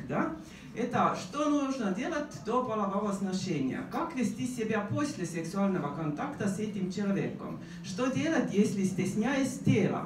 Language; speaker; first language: Russian; non-native, fluent; Estonian